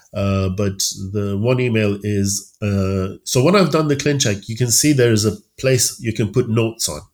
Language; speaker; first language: English; early bilingual, other home language; Persian